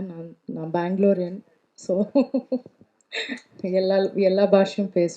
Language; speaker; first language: Tamil; non-native, local second language; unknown